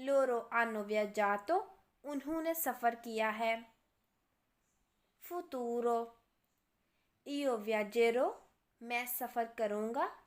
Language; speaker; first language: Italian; non-native, fluent; Urdu